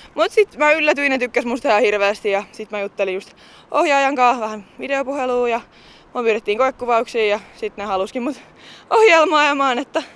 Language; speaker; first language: Finnish; native; Finnish